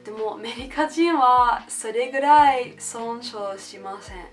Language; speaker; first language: Japanese; non-native, learner; English